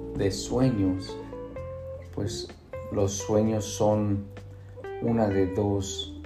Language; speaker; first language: Spanish; early bilingual, heritage; Spanish